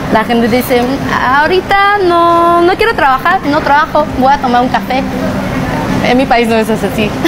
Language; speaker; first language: Spanish; non-native, fluent; Chinese